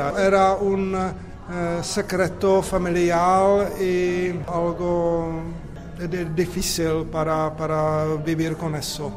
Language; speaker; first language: Spanish; non-native, fluent; Czech